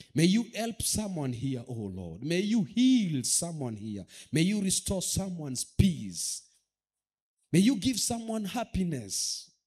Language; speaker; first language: English; non-native, local second language; Swahili